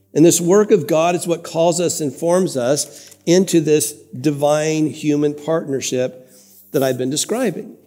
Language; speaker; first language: English; native; English